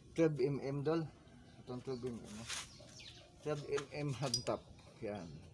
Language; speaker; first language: Filipino; non-native, local second language; Hiligaynon